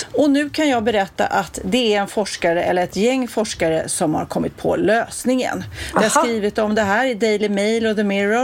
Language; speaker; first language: Swedish; native; Swedish